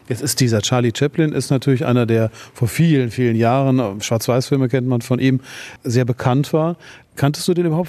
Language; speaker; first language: German; native; German